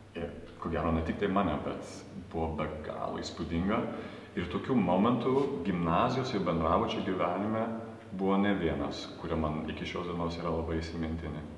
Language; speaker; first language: Lithuanian; early bilingual, heritage; Lithuanian